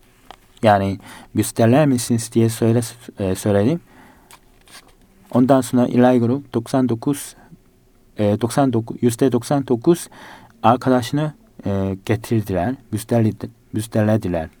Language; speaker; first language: Turkish; non-native, fluent; Korean